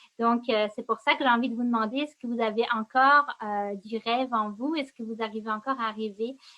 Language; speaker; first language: French; native; French